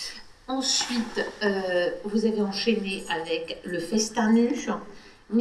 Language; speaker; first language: French; native; French